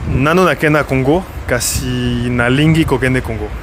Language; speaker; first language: Lingala; non-native, learner; French